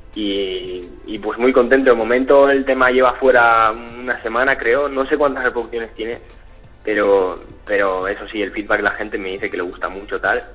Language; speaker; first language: Spanish; early bilingual, other home language; French